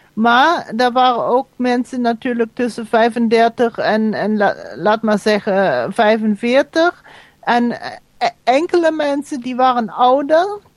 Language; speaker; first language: Dutch; non-native, fluent; German